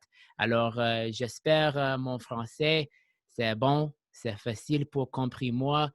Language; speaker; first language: French; non-native, local second language; English